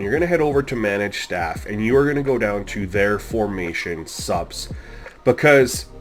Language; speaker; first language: English; native; English